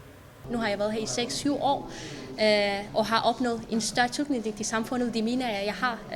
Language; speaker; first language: Danish; non-native, fluent; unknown